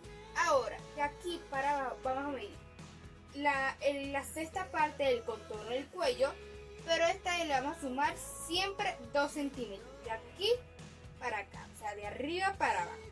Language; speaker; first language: Spanish; native; Spanish